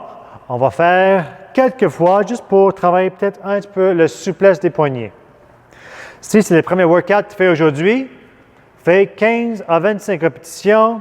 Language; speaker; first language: French; non-native, fluent; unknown